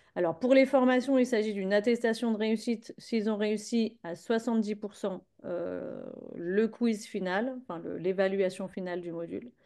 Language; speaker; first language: French; native; French